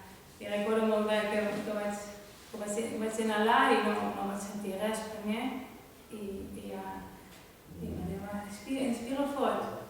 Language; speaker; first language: Catalan; non-native, fluent; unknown